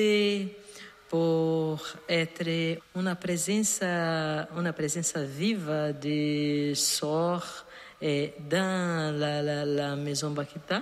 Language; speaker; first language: French; non-native, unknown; Portuguese